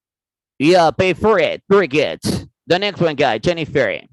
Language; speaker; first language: English; non-native, fluent; Spanish